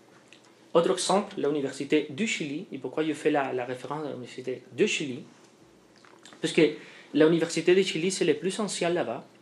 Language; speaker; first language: French; non-native, fluent; Spanish